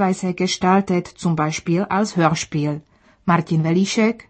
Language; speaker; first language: German; native; German